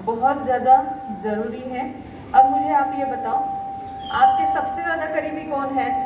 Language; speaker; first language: Hindi; non-native, local second language; Marathi